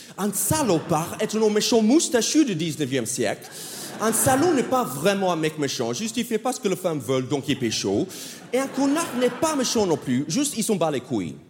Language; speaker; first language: French; non-native, fluent; English